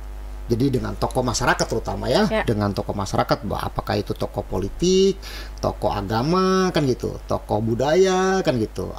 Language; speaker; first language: Indonesian; native; Indonesian